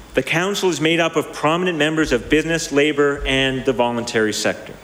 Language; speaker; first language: English; native; English